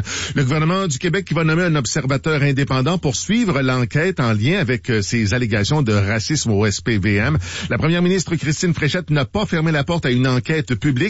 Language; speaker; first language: French; native; French